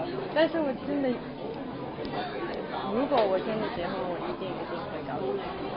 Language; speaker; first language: Chinese; non-native, local second language; Cantonese